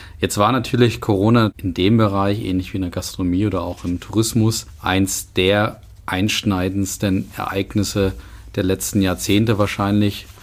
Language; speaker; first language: German; native; German